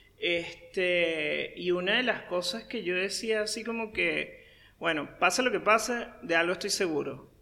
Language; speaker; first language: Spanish; native; Spanish